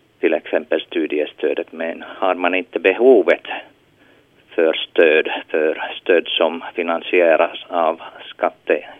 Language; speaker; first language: Swedish; non-native, local second language; Finnish